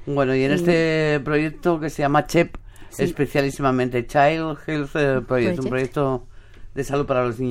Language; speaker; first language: Spanish; native; Spanish